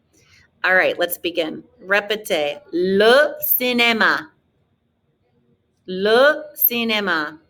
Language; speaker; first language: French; non-native, fluent; English